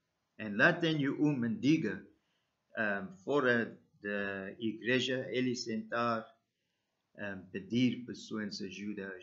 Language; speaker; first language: Portuguese; non-native, learner; English